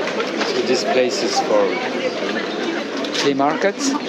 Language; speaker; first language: English; non-native, fluent; French